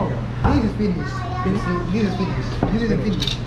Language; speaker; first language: English; non-native, learner; Spanish